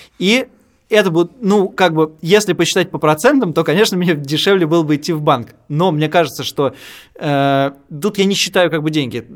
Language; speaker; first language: Russian; native; Russian